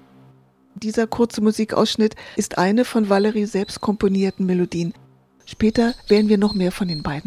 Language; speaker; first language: German; native; German